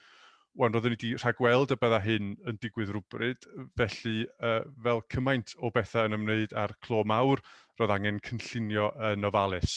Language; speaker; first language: Welsh; native; Welsh